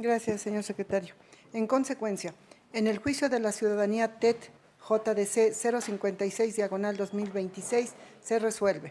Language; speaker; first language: Spanish; native; Spanish